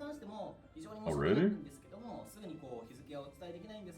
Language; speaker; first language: Japanese; native; Japanese